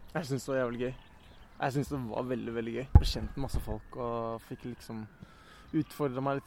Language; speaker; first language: Norwegian; native; Norwegian